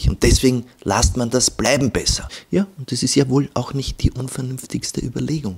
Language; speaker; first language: German; native; German